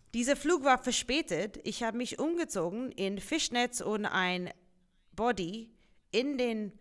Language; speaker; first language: German; non-native, fluent; English